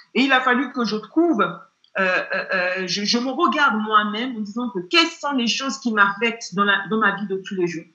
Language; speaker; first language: French; non-native, fluent; Yoruba